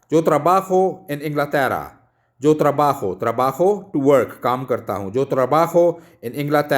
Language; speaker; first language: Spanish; non-native, learner; Urdu